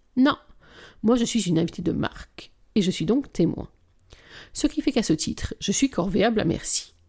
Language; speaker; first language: French; native; French